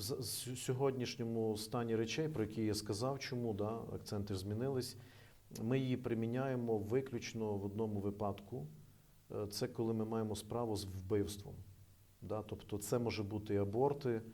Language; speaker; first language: Ukrainian; native; Ukrainian